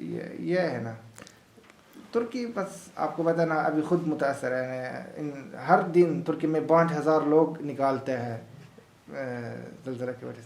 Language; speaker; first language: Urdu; non-native, learner; Arabic